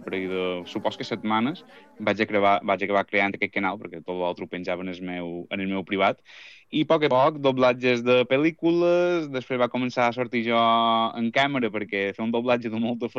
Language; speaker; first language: Catalan; native; Catalan